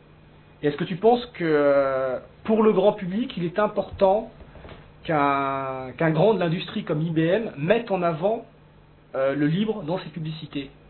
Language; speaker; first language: French; native; French